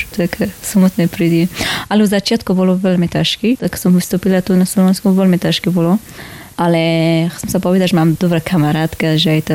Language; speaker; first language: Slovak; non-native, learner; Persian